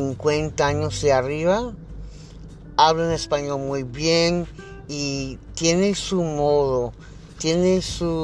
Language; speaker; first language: Spanish; early bilingual, heritage; English